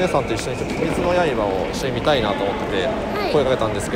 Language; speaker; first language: Japanese; native; Japanese